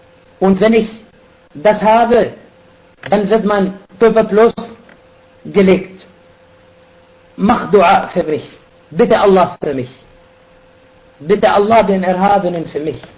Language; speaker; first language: German; non-native, fluent; Arabic